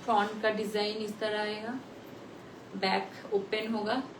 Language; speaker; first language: Hindi; non-native, local second language; Bangla